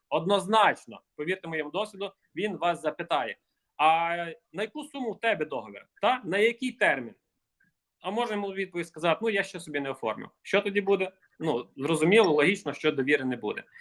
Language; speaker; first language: Ukrainian; native; Ukrainian